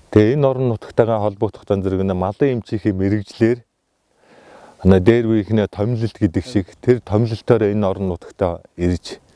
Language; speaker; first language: Mongolian; native; Mongolian